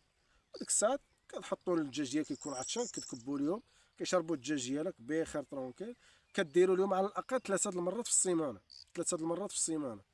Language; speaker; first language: Arabic; native; Arabic